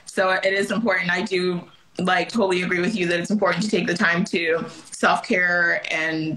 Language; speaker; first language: English; early bilingual, other home language; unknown